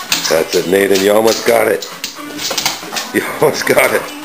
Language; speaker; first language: English; native; English